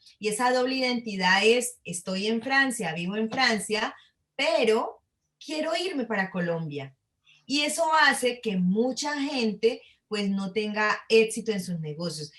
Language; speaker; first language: Spanish; native; Spanish